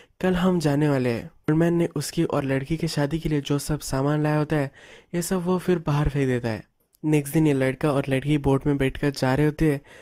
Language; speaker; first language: Hindi; native; Hindi